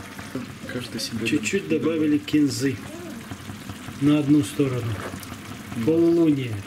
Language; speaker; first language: Russian; native; Russian